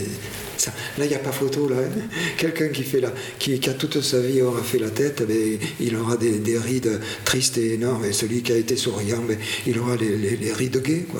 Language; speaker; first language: French; native; French